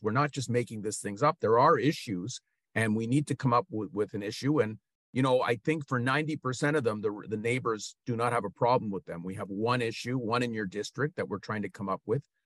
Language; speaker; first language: English; native; English